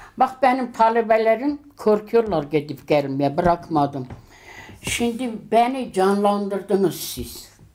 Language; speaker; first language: Turkish; early bilingual, heritage; Turkish